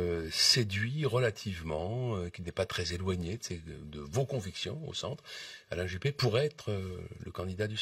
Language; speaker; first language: French; native; French